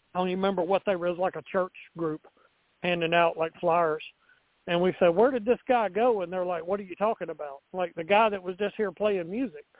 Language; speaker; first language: English; native; English